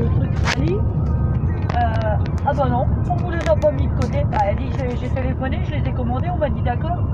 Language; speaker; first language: French; native; French